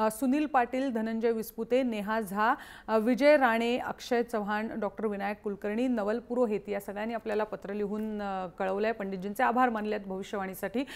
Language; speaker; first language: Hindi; non-native, local second language; Marathi